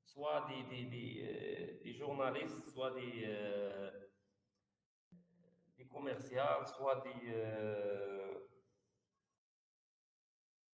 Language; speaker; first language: French; non-native, fluent; Arabic